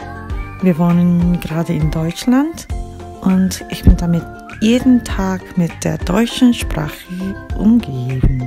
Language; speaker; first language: German; non-native, fluent; Korean